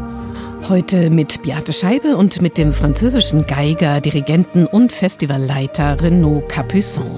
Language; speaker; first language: German; native; German